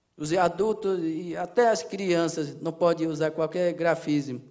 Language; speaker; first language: Portuguese; non-native, local second language; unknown